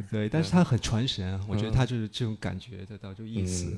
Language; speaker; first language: Chinese; native; Chinese